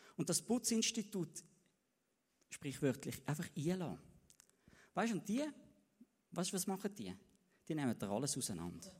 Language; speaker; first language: German; native; German